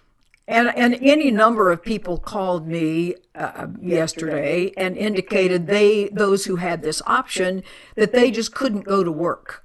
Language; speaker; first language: English; native; English